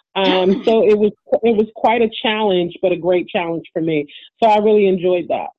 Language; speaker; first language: English; native; English